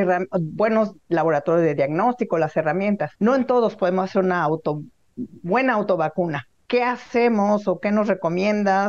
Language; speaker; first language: Spanish; native; Spanish